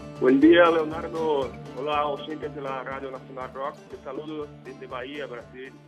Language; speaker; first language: Spanish; non-native, fluent; Portuguese